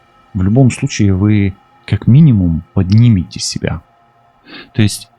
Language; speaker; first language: Russian; non-native, local second language; Ukrainian